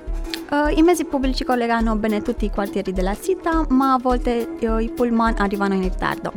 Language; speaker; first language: Italian; non-native, fluent; Romanian